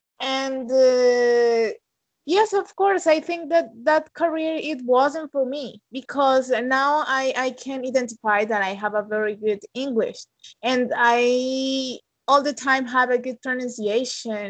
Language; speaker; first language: English; non-native, fluent; Spanish